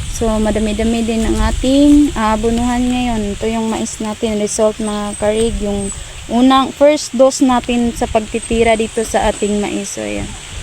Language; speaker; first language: Filipino; non-native, local second language; Cebuano